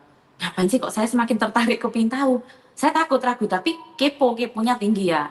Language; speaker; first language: Indonesian; native; Indonesian